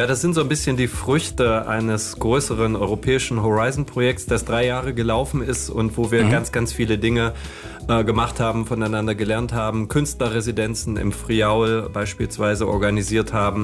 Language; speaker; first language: German; native; German